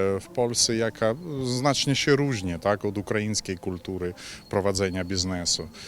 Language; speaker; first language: Polish; non-native, fluent; Ukrainian